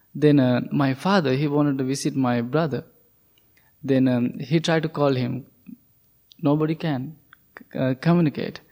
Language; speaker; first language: English; non-native, local second language; Sinhala